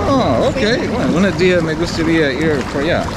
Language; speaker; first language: Spanish; non-native, learner; English